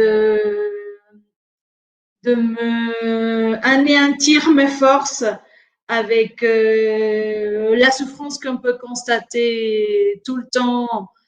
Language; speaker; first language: French; non-native, fluent; Spanish